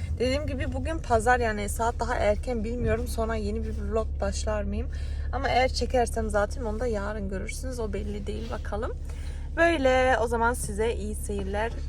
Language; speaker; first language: Turkish; early bilingual, heritage; Turkish